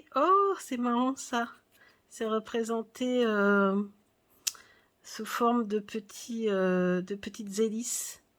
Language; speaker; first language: French; native; French